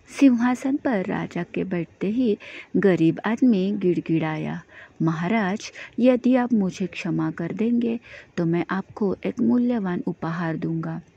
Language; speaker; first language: Hindi; non-native, local second language; Marathi